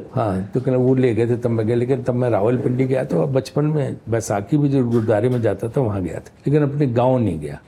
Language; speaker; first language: Hindi; native; Hindi